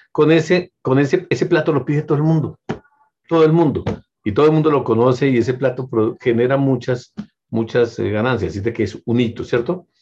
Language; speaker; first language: Spanish; native; Spanish